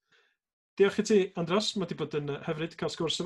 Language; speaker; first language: Welsh; native; Welsh